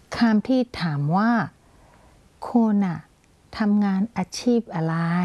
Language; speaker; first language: Thai; non-native, fluent; Burmese